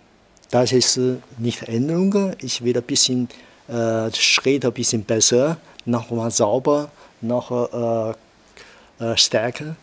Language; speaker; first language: German; non-native, learner; Chinese